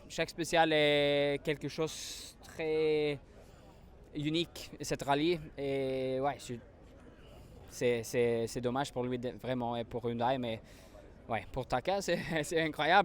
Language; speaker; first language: French; non-native, learner; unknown